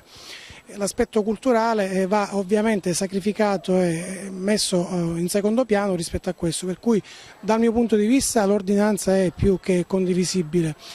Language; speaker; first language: Italian; native; Italian